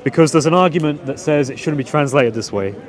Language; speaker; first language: English; native; English